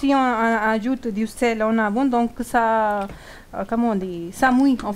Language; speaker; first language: French; non-native, learner; Hindi